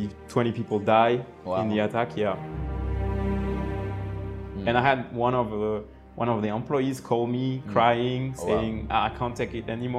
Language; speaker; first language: English; non-native, fluent; French